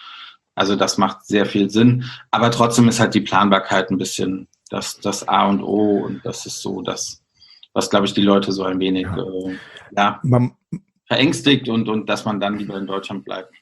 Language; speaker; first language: German; native; German